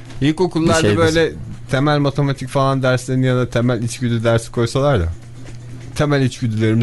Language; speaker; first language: Turkish; native; Turkish